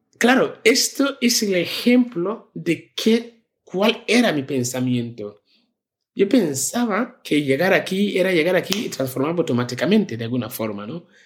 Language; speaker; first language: Spanish; non-native, fluent; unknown